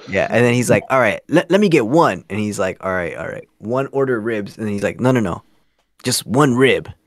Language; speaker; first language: English; early bilingual, other home language; Spanish